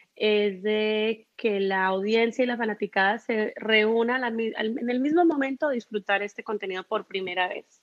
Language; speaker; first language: Spanish; early bilingual, heritage; Spanish